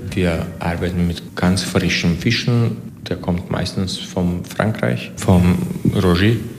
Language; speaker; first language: German; non-native, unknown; Hungarian